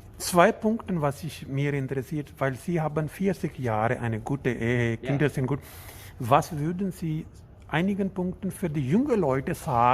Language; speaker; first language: German; non-native, learner; Urdu